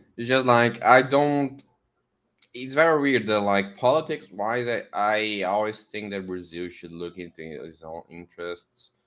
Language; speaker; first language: English; non-native, fluent; Portuguese